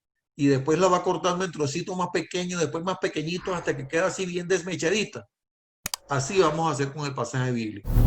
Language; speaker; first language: Spanish; native; Spanish